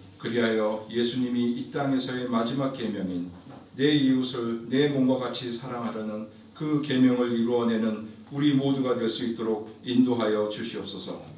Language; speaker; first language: Korean; native; Korean